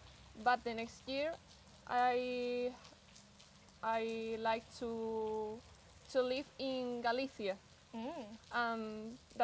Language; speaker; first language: English; non-native, learner; Spanish